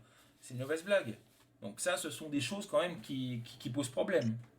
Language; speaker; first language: French; native; French